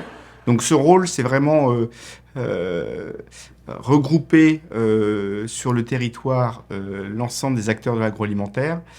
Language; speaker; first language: French; native; French